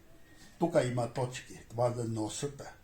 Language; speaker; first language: Bulgarian; non-native, learner; Chinese